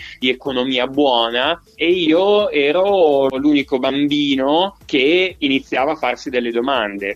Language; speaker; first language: Italian; native; Italian